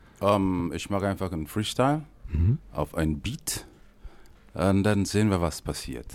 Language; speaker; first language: German; non-native, fluent; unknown